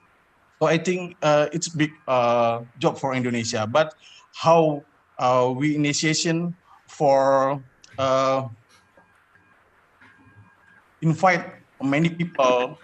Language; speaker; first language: English; non-native, learner; Indonesian